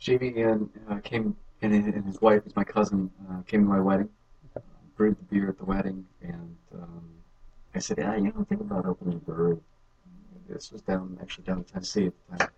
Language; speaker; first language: English; native; English